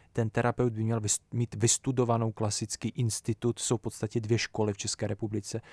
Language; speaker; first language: Czech; early bilingual, other home language; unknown